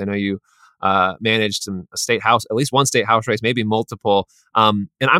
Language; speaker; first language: English; native; English